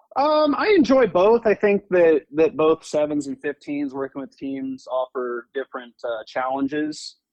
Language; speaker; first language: English; native; English